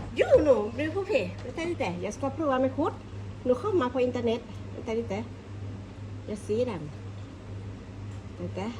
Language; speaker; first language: Swedish; non-native, learner; Thai